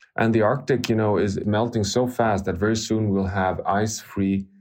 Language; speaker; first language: English; non-native, fluent; Swedish